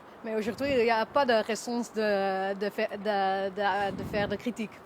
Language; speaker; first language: French; non-native, learner; Dutch